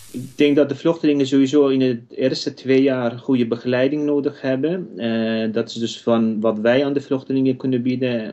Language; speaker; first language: Dutch; non-native, fluent; Kurdish